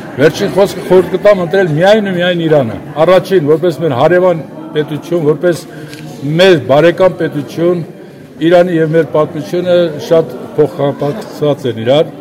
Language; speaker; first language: Armenian; early bilingual, heritage; Armenian